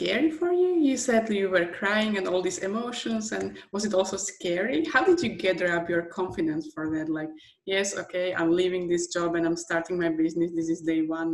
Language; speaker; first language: English; non-native, fluent; Slovak